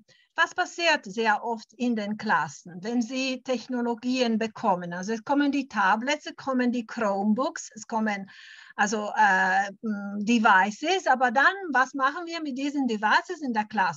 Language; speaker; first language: German; early bilingual, heritage; German